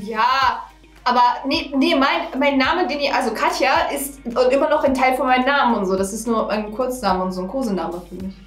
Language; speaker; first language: German; native; German